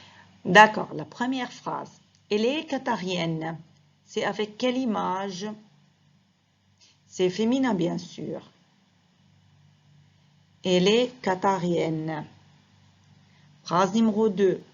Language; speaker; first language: French; non-native, fluent; Arabic